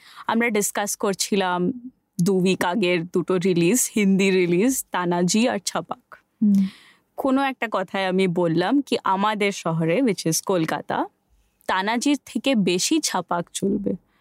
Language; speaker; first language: Bangla; early bilingual, heritage; Bangla